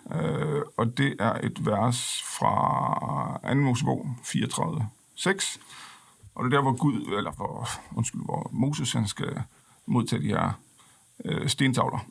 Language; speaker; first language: Danish; non-native, local second language; Faroese